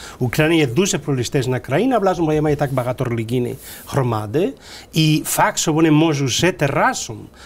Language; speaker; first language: Ukrainian; non-native, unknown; Spanish